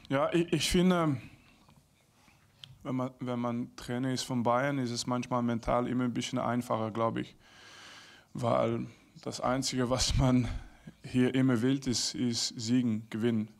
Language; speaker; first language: German; non-native, fluent; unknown